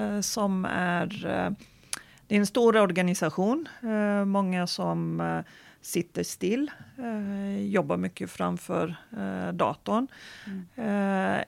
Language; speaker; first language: Swedish; non-native, fluent; Arabic